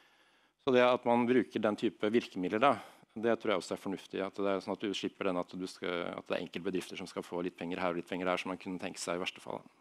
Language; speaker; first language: Norwegian; native; Norwegian